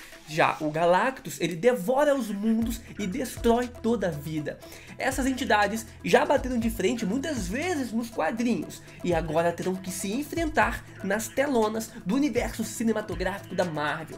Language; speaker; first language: Portuguese; native; Portuguese